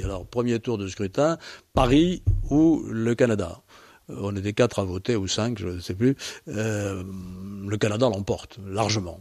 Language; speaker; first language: French; native; French